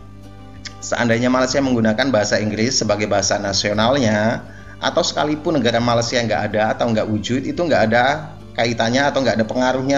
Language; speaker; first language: Indonesian; native; Indonesian